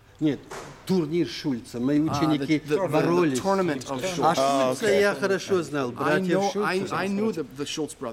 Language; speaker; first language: Russian; native; Russian